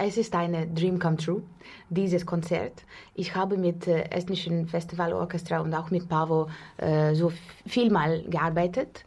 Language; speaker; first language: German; non-native, learner; Russian